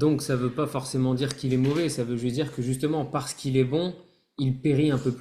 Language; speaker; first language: French; native; French